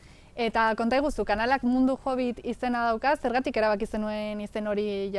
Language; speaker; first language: Basque; native; Basque